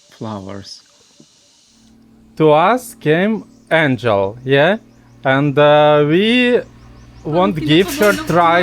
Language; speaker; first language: English; non-native, learner; Russian